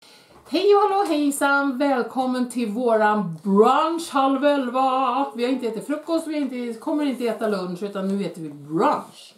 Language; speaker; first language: Swedish; native; Swedish